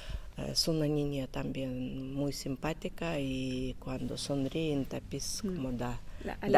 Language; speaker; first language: Spanish; non-native, learner; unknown